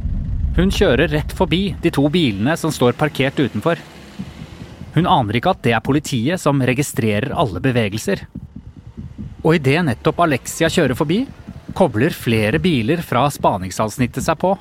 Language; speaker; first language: Norwegian; native; Norwegian